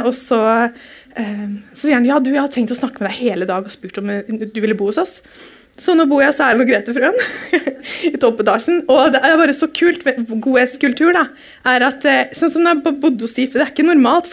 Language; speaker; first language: Norwegian; native; Norwegian